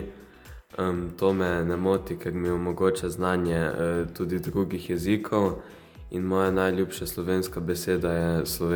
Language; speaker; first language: Slovenian; early bilingual, heritage; Slovenian